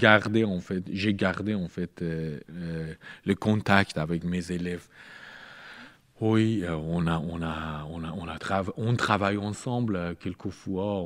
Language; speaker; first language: French; non-native, learner; Persian